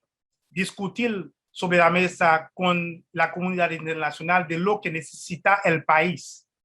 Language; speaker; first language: Spanish; non-native, fluent; Haitian Creole